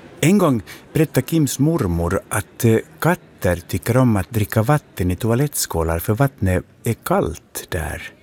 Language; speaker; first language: Swedish; native; Swedish